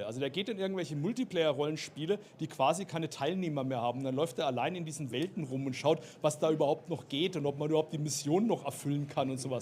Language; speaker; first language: German; native; German